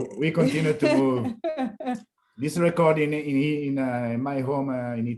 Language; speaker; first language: English; non-native, learner; Italian